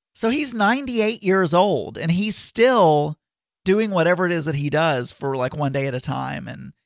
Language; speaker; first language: English; non-native, local second language; Filipino